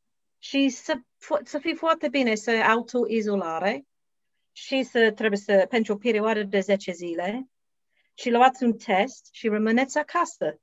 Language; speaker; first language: Romanian; non-native, learner; English